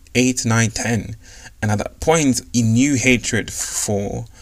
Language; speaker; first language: English; non-native, local second language; Yoruba